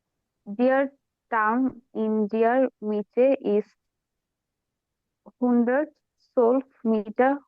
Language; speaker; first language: German; non-native, learner; Bangla